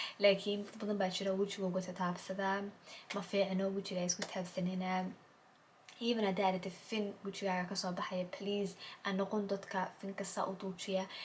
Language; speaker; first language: Somali; early bilingual, heritage; Somali